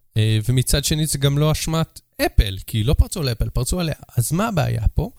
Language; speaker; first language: Hebrew; native; Hebrew